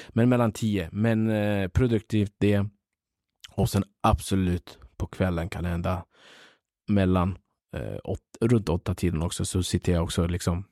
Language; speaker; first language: Swedish; early bilingual, other home language; Central Kurdish